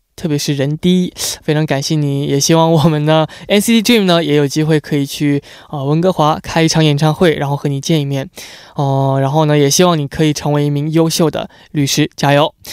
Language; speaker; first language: Chinese; native; Chinese